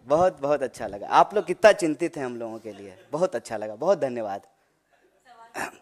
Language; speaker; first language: Hindi; native; Hindi